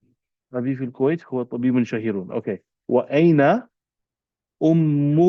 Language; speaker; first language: Arabic; non-native, fluent; English